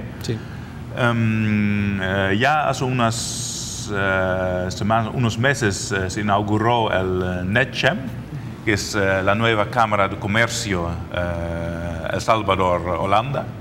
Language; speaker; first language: Spanish; non-native, fluent; Dutch